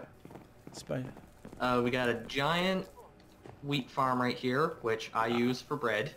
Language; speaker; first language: English; native; English